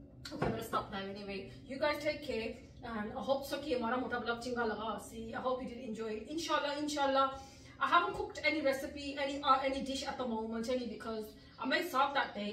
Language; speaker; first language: English; early bilingual, other home language; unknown